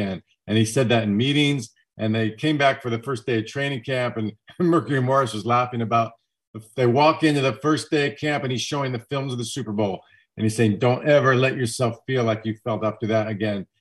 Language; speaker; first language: English; native; English